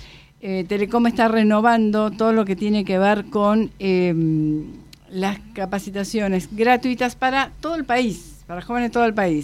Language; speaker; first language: Spanish; native; Spanish